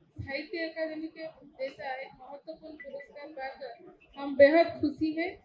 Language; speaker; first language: Hindi; non-native, local second language; Odia